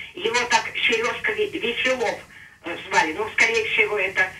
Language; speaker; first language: Russian; native; Russian